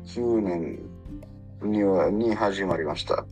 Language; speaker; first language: Japanese; non-native, learner; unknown